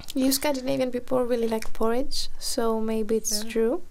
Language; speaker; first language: English; non-native, fluent; Greek